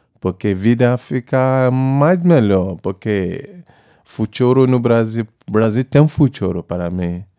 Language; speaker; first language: Portuguese; non-native, learner; Igbo